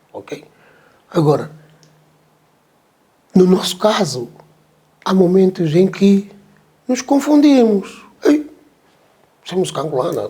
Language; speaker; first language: Portuguese; non-native, local second language; Tsonga